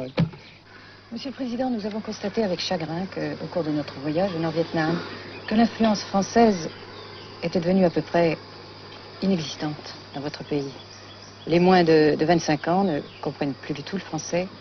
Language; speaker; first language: French; native; French